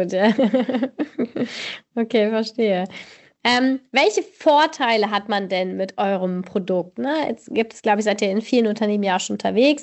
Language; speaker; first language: German; native; German